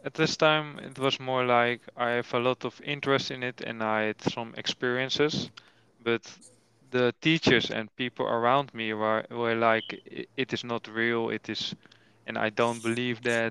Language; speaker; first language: English; non-native, learner; Dutch